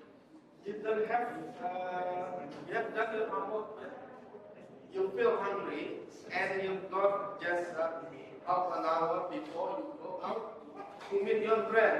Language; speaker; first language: English; non-native, learner; Indonesian